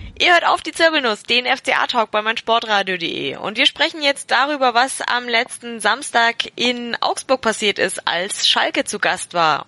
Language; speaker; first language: German; native; German